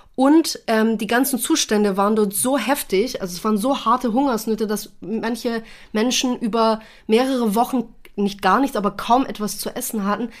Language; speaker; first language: German; native; German